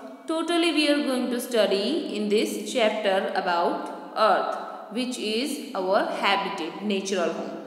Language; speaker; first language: English; non-native, local second language; Hindi